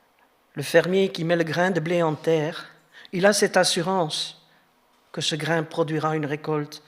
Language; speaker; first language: French; native; French